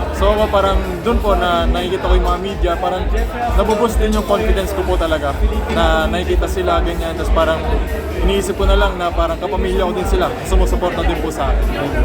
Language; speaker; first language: Filipino; native; Filipino